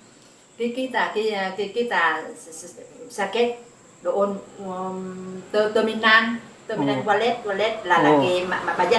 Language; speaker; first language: Filipino; non-native, learner; Vietnamese